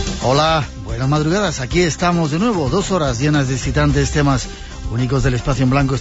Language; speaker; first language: Spanish; native; Spanish